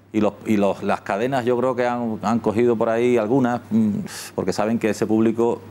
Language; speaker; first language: Spanish; native; Spanish